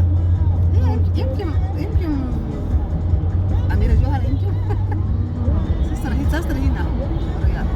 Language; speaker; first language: Arabic; native; Arabic